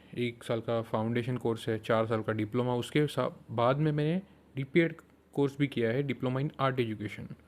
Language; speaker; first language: Hindi; non-native, local second language; Marathi